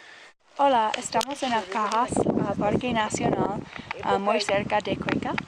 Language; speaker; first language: Spanish; non-native, learner; English